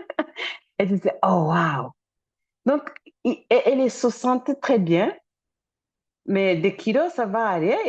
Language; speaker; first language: French; non-native, fluent; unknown